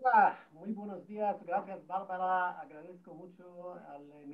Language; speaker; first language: Spanish; non-native, fluent; Hebrew